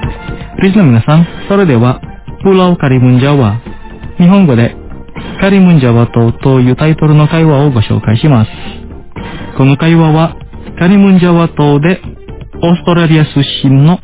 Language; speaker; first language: Japanese; non-native, fluent; Indonesian